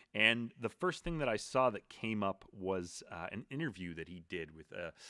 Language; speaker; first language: English; native; English